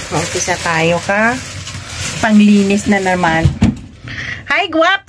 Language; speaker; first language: Filipino; native; Filipino